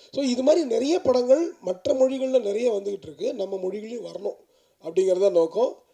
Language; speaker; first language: Tamil; native; Tamil